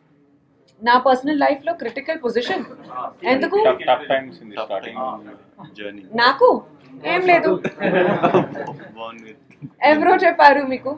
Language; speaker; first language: Telugu; non-native, local second language; Hindi